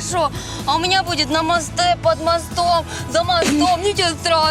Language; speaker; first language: Russian; native; Russian